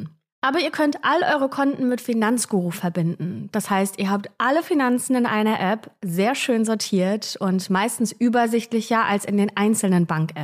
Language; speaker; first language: German; native; German